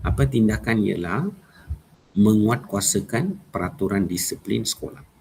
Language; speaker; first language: Malay; non-native, local second language; Tamil